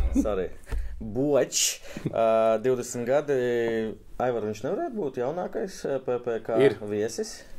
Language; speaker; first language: Latvian; native; Latvian